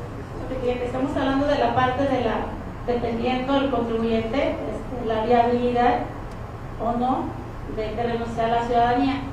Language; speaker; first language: Spanish; native; Spanish